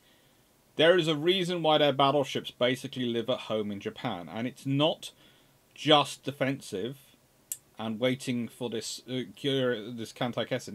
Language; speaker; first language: English; native; English